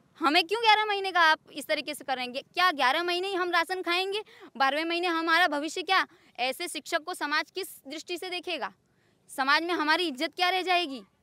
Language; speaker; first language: Hindi; non-native, local second language; Gujarati